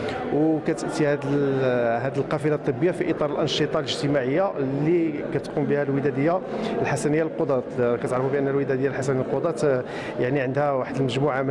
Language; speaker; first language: Arabic; native; Arabic